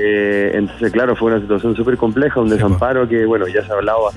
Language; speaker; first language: Spanish; native; Spanish